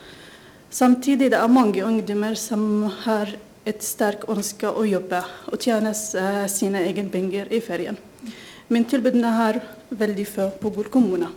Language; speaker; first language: Norwegian; non-native, fluent; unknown